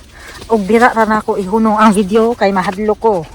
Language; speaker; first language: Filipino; non-native, local second language; Cebuano